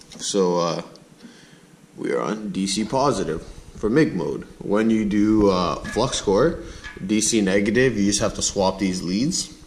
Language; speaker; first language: English; native; English